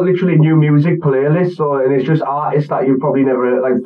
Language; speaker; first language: English; native; English